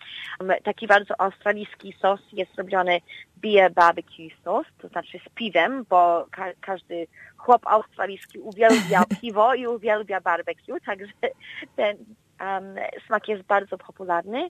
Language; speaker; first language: Polish; early bilingual, heritage; Polish